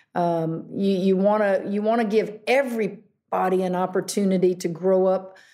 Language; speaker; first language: English; native; English